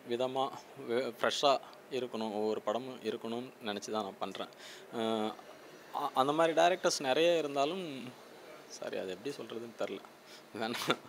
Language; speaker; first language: Tamil; native; Tamil